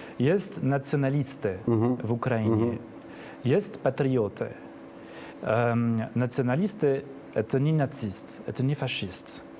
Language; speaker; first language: Russian; non-native, fluent; French